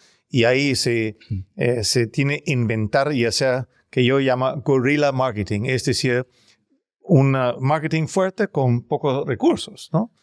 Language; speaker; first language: Spanish; non-native, learner; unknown